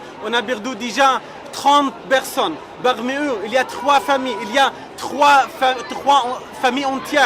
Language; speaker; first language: French; non-native, fluent; Arabic